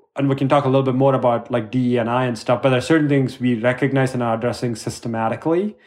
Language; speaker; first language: English; non-native, local second language; Tamil